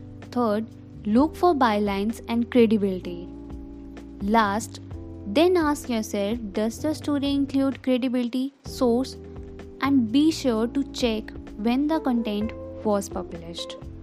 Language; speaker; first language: English; non-native, local second language; Hindi